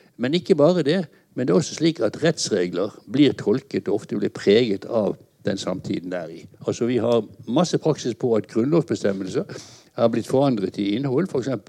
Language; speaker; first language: Norwegian; native; Norwegian